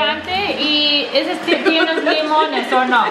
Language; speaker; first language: Spanish; non-native, learner; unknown